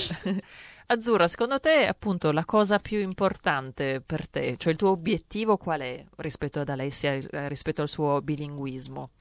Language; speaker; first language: Italian; native; Italian